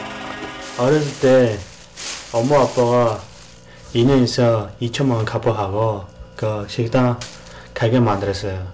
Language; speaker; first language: Korean; non-native, learner; Mongolian